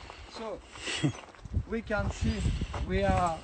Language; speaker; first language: English; non-native, learner; French